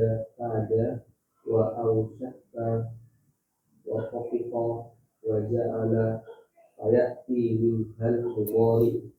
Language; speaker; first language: Arabic; non-native, learner; Indonesian